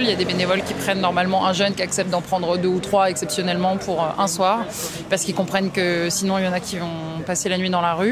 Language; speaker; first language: French; native; French